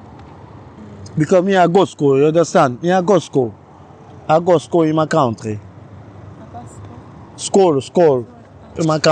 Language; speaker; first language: English; non-native, learner; French